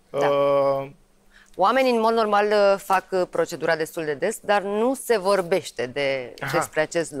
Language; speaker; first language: Romanian; native; Romanian